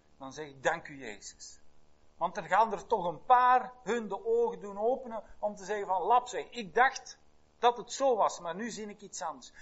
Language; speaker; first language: Dutch; native; Dutch